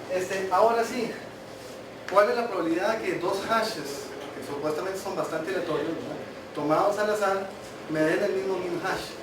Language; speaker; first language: Spanish; native; Spanish